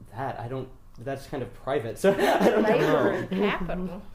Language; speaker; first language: English; native; English